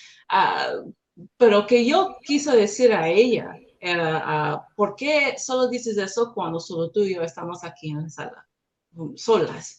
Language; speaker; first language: Spanish; non-native, learner; English